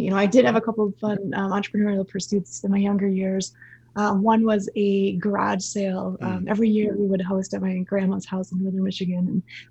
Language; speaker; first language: English; native; English